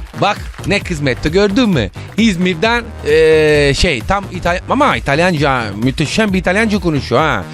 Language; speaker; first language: Turkish; non-native, learner; Italian